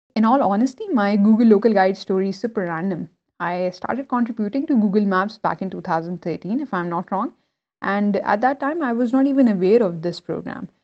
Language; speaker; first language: English; non-native, local second language; Urdu